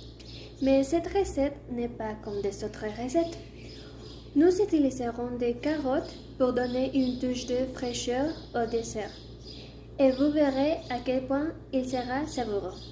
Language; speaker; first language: French; non-native, learner; Spanish